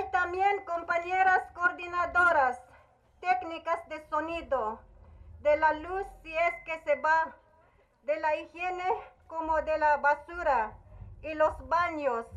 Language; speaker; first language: Spanish; non-native, local second language; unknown